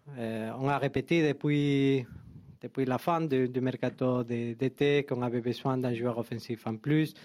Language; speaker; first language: French; non-native, fluent; Spanish